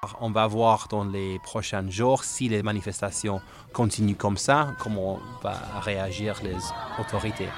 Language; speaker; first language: French; non-native, fluent; English